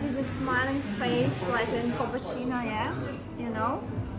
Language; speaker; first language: English; non-native, learner; Russian